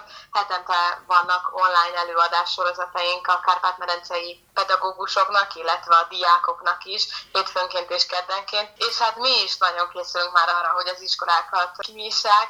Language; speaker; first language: Hungarian; native; Hungarian